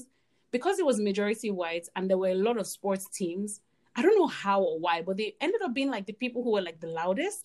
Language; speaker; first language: English; non-native, local second language; Yoruba